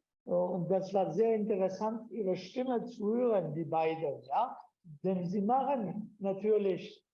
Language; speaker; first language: German; non-native, fluent; French